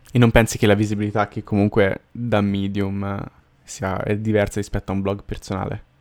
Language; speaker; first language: Italian; native; Italian